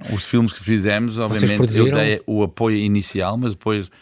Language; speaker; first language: Portuguese; early bilingual, heritage; Portuguese